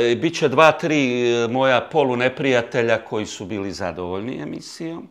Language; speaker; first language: Croatian; native; Croatian